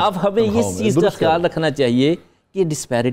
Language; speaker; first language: Urdu; native; Urdu